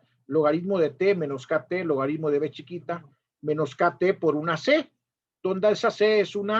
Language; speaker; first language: Spanish; native; Spanish